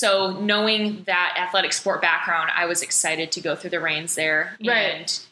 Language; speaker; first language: English; native; English